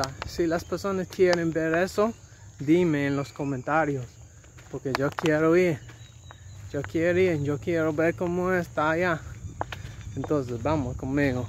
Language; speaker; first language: Spanish; non-native, learner; English